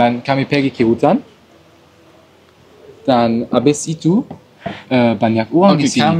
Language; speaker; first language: Indonesian; non-native, learner; German